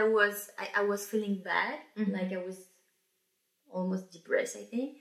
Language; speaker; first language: English; non-native, fluent; French